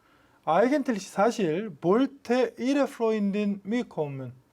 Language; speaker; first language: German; non-native, fluent; Korean